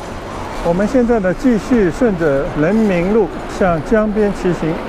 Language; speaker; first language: Chinese; non-native, local second language; Cantonese